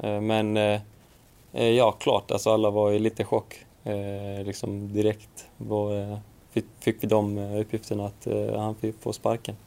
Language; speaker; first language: Swedish; non-native, fluent; Icelandic